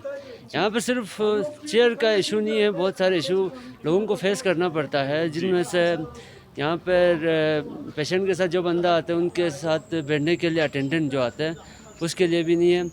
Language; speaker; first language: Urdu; non-native, local second language; Balti